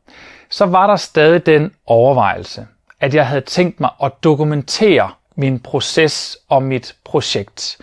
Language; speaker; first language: Danish; native; Danish